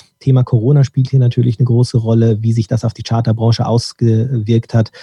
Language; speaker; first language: German; early bilingual, other home language; Turkish